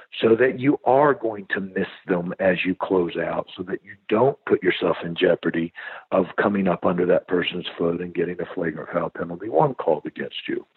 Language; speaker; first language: English; native; English